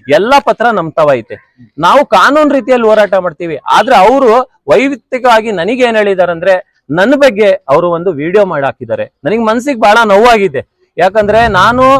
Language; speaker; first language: Kannada; non-native, local second language; Urdu